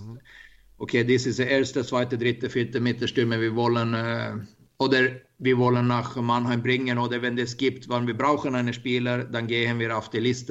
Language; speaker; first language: German; non-native, learner; Swedish